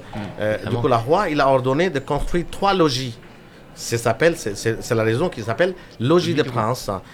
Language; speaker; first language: French; non-native, fluent; Hindi